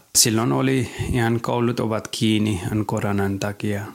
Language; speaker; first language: Finnish; non-native, fluent; Nepali